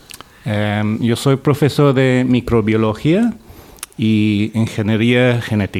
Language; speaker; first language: Spanish; non-native, fluent; English